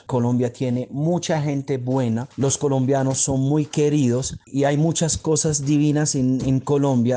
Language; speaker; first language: Spanish; non-native, fluent; Arabic